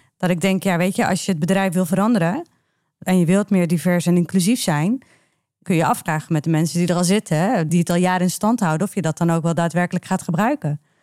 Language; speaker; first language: Dutch; early bilingual, other home language; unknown